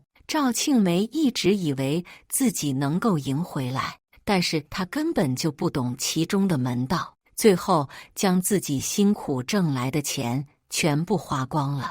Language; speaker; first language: Chinese; native; Chinese